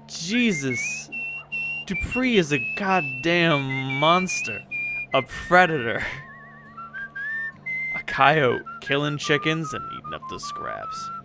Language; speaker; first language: English; native; English